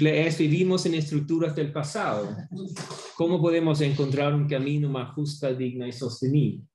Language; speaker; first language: Spanish; non-native, fluent; Swedish